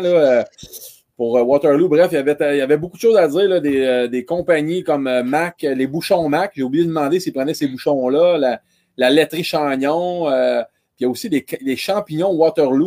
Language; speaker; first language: French; native; French